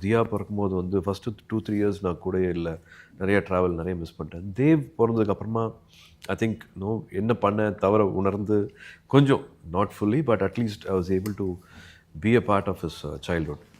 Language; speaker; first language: Tamil; native; Tamil